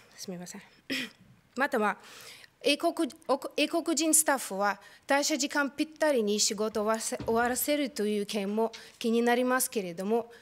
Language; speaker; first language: Japanese; non-native, fluent; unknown